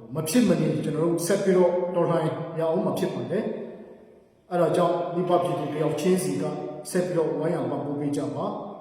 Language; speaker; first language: Burmese; non-native, local second language; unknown